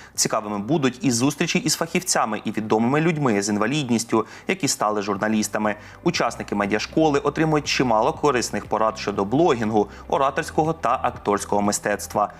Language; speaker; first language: Ukrainian; native; Ukrainian